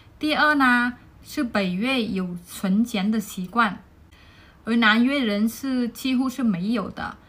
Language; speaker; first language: Chinese; non-native, fluent; Vietnamese